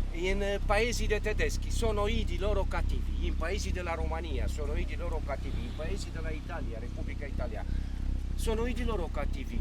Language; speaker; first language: Italian; non-native, learner; Romanian